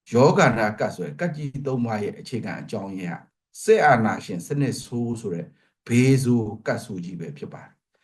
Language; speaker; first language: Burmese; non-native, local second language; Pa'o Karen